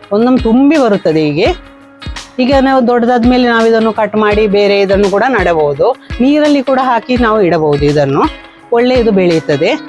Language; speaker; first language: Kannada; non-native, local second language; Tulu